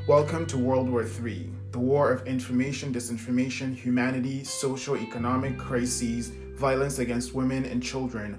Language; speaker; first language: English; native; English